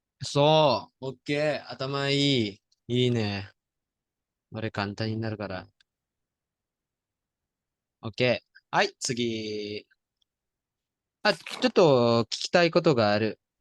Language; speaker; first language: Japanese; non-native, fluent; Indonesian